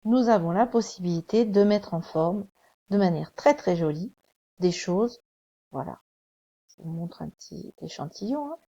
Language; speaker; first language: French; native; French